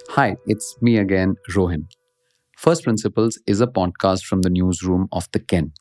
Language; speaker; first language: English; non-native, local second language; Hindi